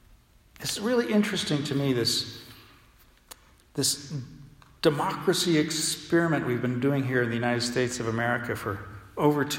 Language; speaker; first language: English; native; English